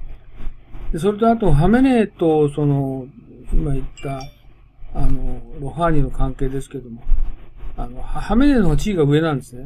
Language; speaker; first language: Japanese; native; Japanese